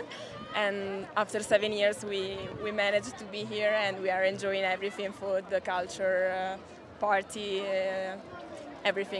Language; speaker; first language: English; non-native, fluent; Italian